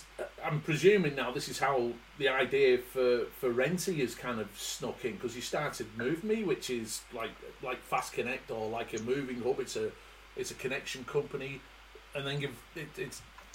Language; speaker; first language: English; native; English